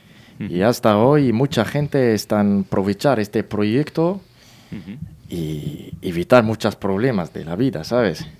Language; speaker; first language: Spanish; non-native, learner; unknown